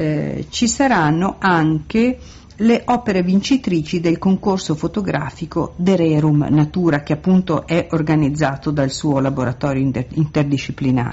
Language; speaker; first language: Italian; native; Italian